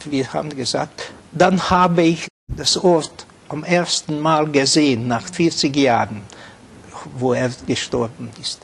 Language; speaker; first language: German; non-native, fluent; Hungarian